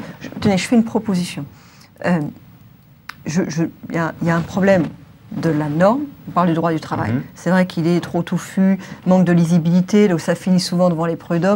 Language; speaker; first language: French; native; French